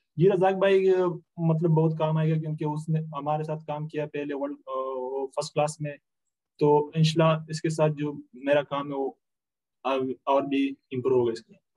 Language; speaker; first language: Hindi; non-native, local second language; Pashto